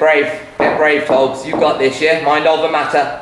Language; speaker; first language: English; native; English